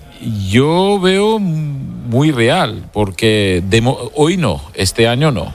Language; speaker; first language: Spanish; non-native, learner; Georgian